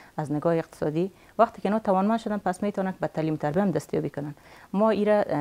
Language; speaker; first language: Persian; native; Persian